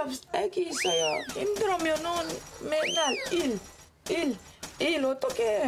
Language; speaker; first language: Korean; non-native, learner; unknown